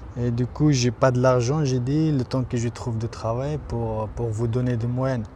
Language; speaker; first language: French; non-native, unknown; Persian